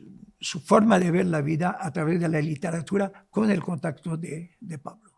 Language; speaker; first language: Spanish; non-native, local second language; Arabic